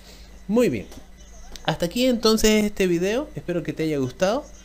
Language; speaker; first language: Spanish; native; Spanish